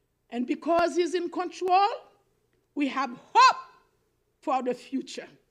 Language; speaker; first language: English; non-native, learner; Haitian Creole